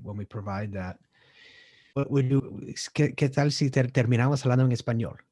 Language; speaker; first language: Spanish; non-native, learner; English